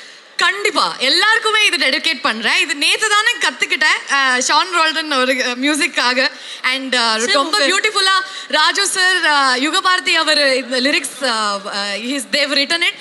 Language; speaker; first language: Tamil; non-native, local second language; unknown